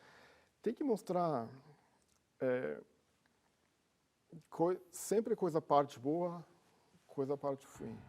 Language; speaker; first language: Portuguese; non-native, learner; Japanese